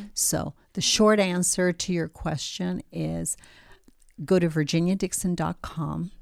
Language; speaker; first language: English; early bilingual, other home language; Spanish